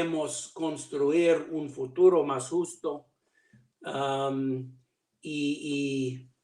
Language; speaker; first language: Spanish; non-native, learner; English